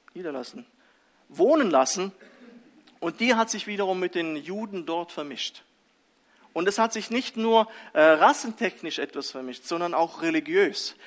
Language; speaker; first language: German; early bilingual, other home language; Russian